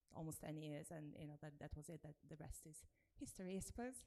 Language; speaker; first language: English; non-native, fluent; Portuguese